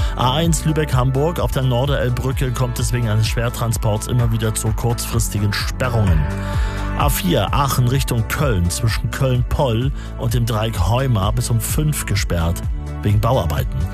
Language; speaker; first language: German; native; German